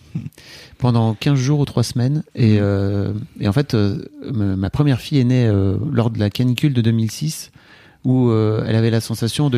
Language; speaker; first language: French; native; French